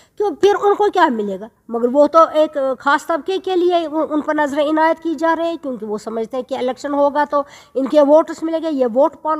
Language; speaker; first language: Urdu; non-native, local second language; Kashmiri